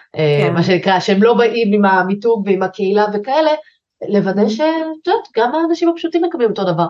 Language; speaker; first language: Hebrew; native; Hebrew